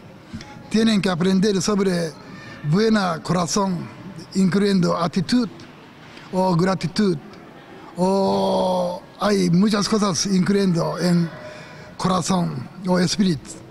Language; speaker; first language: Spanish; non-native, learner; Japanese